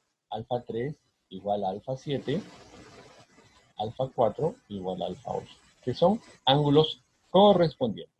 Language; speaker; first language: Spanish; native; Spanish